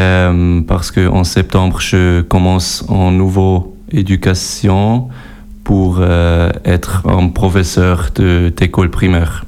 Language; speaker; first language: French; non-native, learner; German